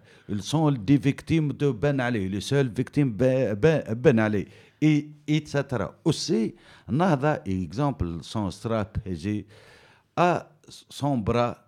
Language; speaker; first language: French; non-native, learner; Berber languages